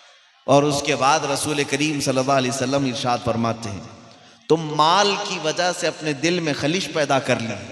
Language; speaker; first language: Urdu; native; Urdu